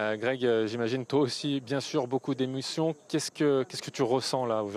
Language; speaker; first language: French; native; French